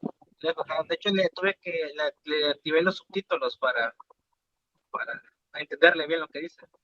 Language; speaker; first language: Spanish; native; Spanish